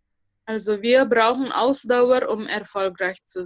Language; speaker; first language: German; non-native, fluent; Indonesian